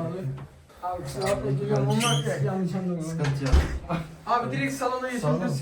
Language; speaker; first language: Turkish; native; Turkish